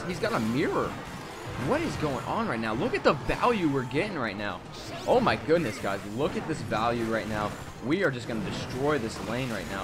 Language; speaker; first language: English; native; English